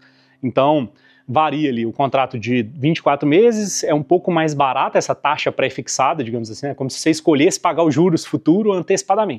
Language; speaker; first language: Portuguese; native; Portuguese